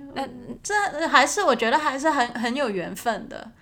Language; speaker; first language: Chinese; non-native, fluent; Cantonese